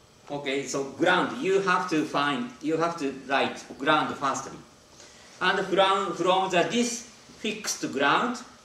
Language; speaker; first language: English; non-native, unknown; Japanese